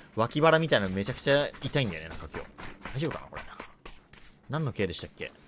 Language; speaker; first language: Japanese; native; Japanese